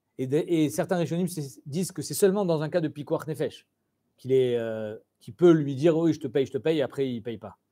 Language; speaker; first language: French; native; French